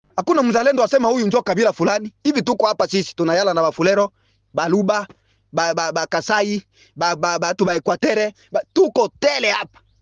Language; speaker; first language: Swahili; non-native, local second language; Bembe